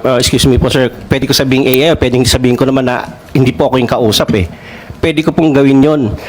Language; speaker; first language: Filipino; non-native, local second language; Cebuano